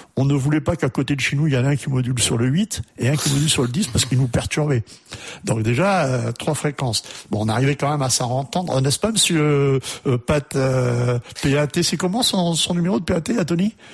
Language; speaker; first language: French; non-native, fluent; German